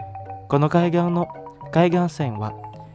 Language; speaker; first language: Japanese; non-native, fluent; Indonesian